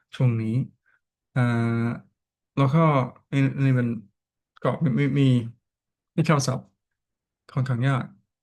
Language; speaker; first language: Thai; non-native, learner; English